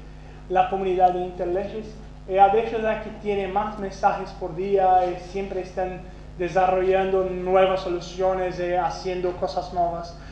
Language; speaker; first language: Spanish; non-native, fluent; Portuguese